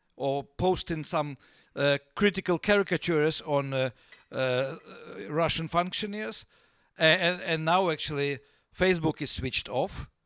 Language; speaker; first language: English; non-native, fluent; Russian